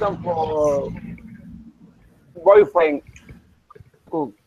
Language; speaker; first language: English; non-native, learner; Spanish